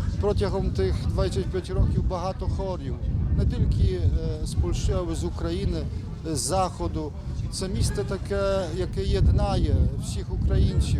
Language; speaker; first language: Ukrainian; early bilingual, heritage; Ukrainian